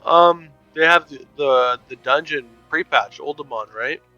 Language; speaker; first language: English; native; English